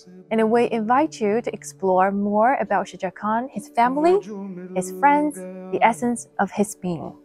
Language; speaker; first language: English; non-native, fluent; Chinese